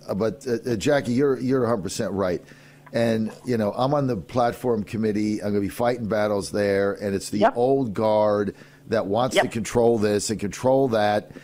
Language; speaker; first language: English; native; English